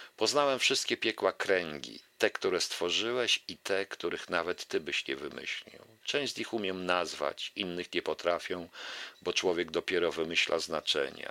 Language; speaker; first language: Polish; native; Polish